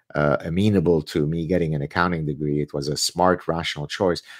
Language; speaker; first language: English; early bilingual, other home language; Arabic